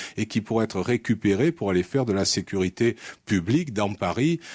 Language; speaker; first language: French; native; French